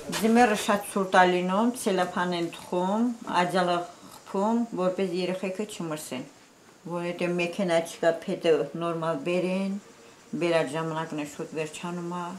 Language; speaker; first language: Armenian; native; Armenian